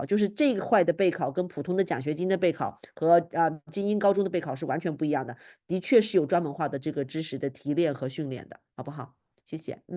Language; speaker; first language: Chinese; native; Chinese